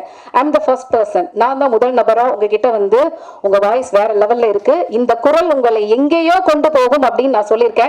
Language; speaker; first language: Tamil; native; Tamil